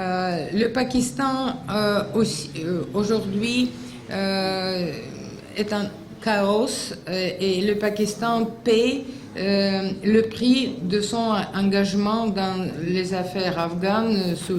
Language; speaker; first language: French; non-native, fluent; Russian